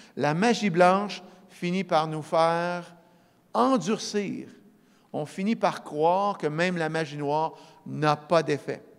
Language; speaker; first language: French; native; French